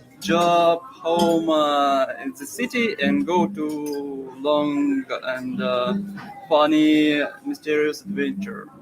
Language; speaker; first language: English; non-native, learner; Russian